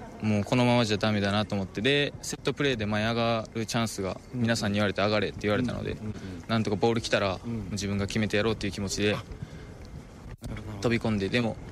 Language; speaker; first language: Japanese; native; Japanese